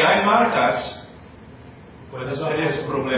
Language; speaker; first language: Spanish; non-native, fluent; English